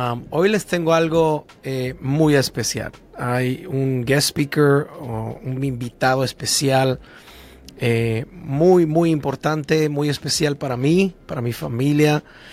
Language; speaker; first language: Spanish; native; Spanish